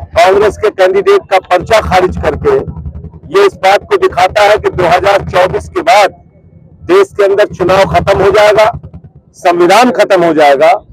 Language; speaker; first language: Hindi; native; Hindi